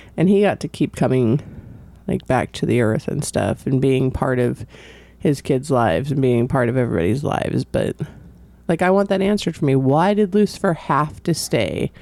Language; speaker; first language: English; native; English